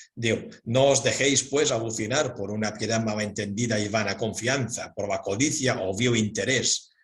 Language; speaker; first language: Spanish; non-native, local second language; Catalan